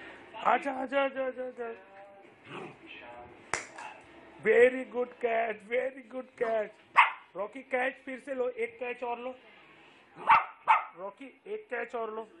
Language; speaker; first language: Hindi; native; Hindi